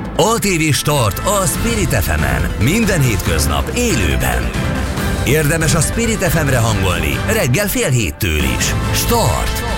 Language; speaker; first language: Hungarian; native; Hungarian